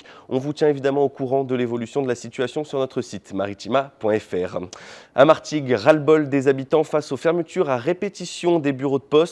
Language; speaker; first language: French; native; French